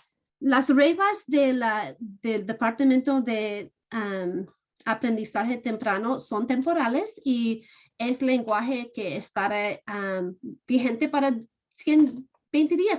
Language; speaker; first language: Spanish; non-native, fluent; English